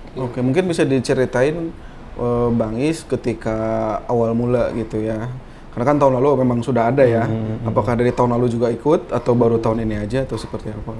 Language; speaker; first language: Indonesian; native; Indonesian